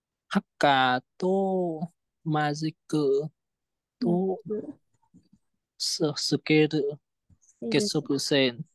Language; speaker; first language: Japanese; non-native, learner; Vietnamese